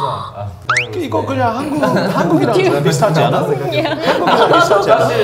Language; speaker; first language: Korean; non-native, learner; English